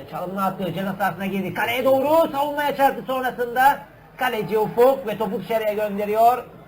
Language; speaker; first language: Turkish; native; Turkish